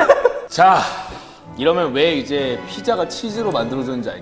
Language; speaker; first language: Korean; native; Korean